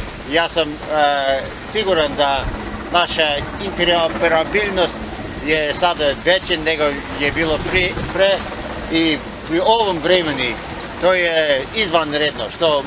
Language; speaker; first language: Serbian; non-native, learner; English